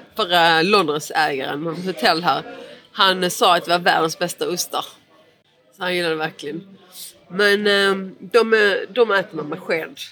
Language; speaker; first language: Swedish; early bilingual, other home language; Portuguese